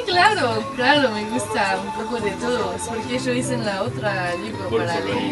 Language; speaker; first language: Spanish; non-native, learner; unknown